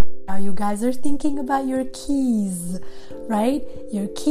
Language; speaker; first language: English; non-native, fluent; Serbian